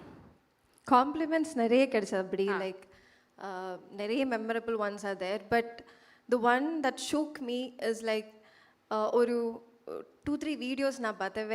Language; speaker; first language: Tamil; non-native, fluent; Malayalam